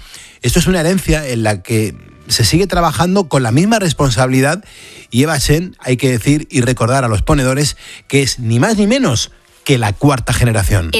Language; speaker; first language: Spanish; native; Spanish